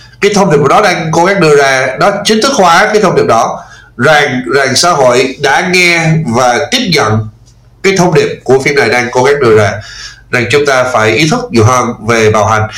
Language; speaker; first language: Vietnamese; non-native, fluent; English